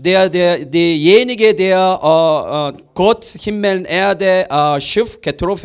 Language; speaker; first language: German; non-native, learner; Korean